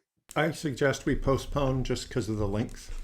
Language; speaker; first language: English; native; English